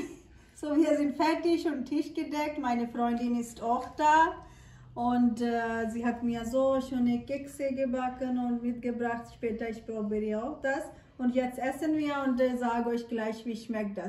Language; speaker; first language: German; non-native, learner; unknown